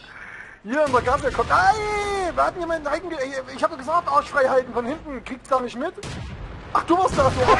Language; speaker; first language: German; native; German